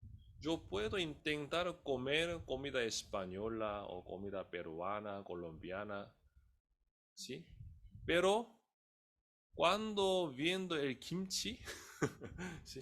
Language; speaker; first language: Spanish; non-native, fluent; Korean